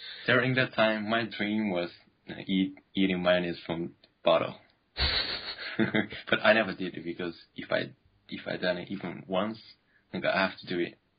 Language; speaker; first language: English; non-native, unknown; Japanese